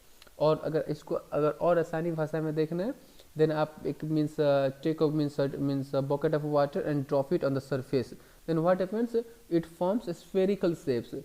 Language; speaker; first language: English; non-native, local second language; Hindi